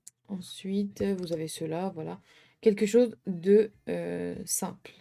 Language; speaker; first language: French; native; French